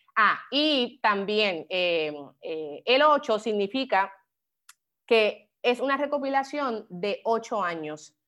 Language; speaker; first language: Spanish; native; Spanish